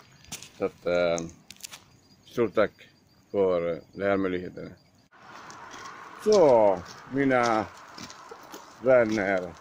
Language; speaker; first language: Swedish; non-native, learner; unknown